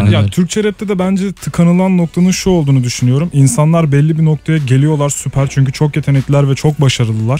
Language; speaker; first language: Turkish; native; Turkish